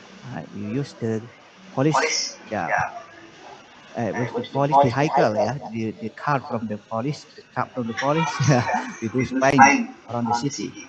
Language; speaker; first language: English; non-native, learner; Indonesian